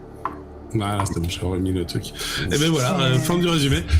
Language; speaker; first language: French; native; French